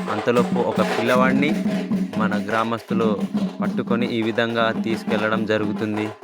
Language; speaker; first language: Telugu; non-native, local second language; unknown